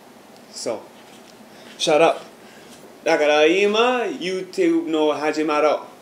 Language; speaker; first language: Japanese; non-native, learner; English